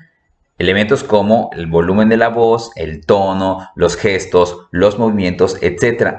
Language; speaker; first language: Spanish; native; Spanish